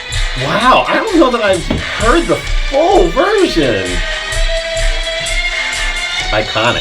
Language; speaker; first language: English; native; English